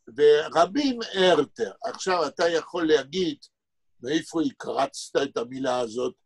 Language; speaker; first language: Hebrew; non-native, fluent; Yiddish